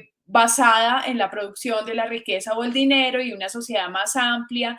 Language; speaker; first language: Spanish; native; Spanish